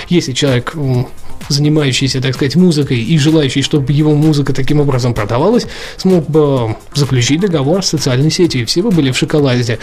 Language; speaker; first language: Russian; native; Russian